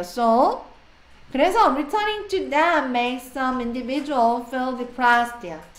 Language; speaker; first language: English; non-native, fluent; Korean